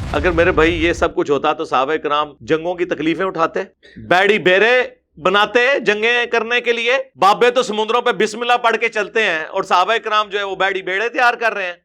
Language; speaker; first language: Urdu; non-native, local second language; Punjabi